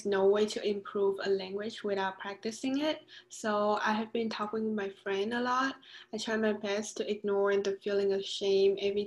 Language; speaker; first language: English; non-native, fluent; Vietnamese